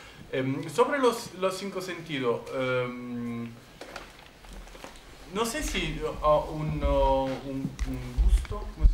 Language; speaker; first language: Spanish; non-native, fluent; Italian